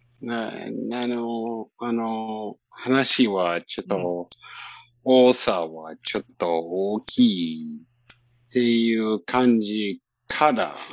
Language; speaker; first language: Japanese; non-native, learner; English